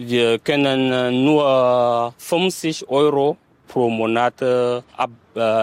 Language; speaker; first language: German; non-native, learner; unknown